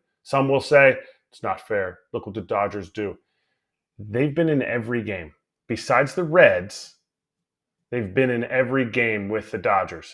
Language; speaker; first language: English; native; English